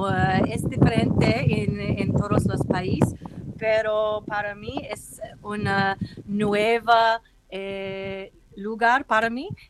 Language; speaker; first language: Spanish; non-native, learner; English